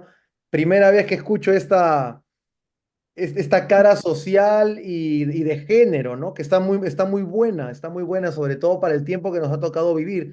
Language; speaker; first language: Spanish; native; Spanish